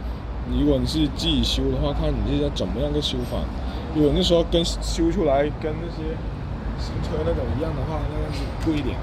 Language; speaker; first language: Chinese; native; Chinese